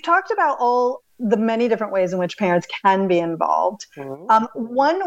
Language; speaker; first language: English; native; English